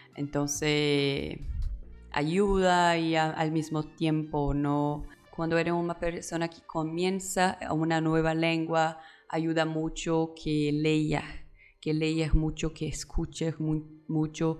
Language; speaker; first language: Spanish; non-native, learner; Portuguese